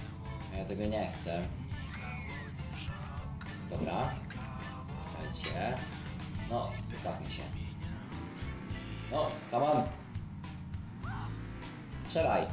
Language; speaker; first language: Polish; native; Polish